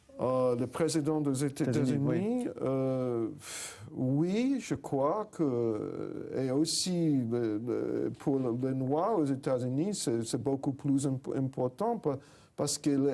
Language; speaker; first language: French; non-native, fluent; English